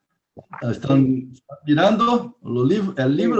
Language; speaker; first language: Spanish; non-native, fluent; Portuguese